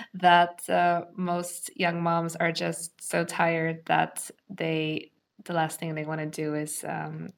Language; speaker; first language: English; native; English